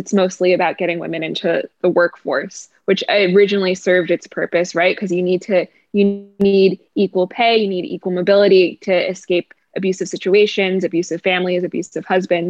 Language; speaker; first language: English; native; English